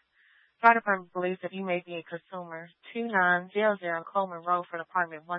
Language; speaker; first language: English; native; English